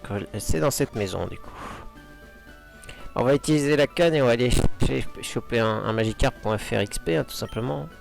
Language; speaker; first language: French; native; French